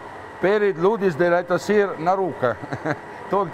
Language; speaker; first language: Russian; non-native, learner; Italian